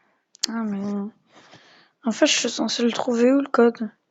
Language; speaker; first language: French; native; French